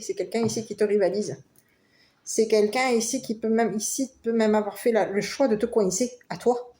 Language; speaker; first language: French; native; French